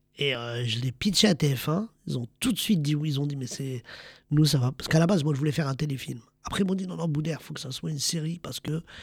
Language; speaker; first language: French; early bilingual, other home language; Arabic